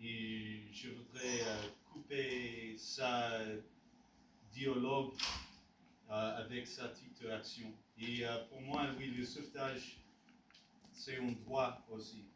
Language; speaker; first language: French; non-native, learner; English